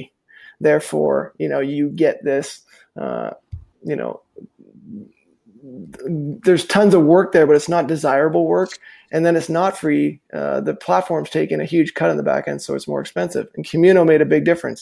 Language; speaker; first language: English; native; English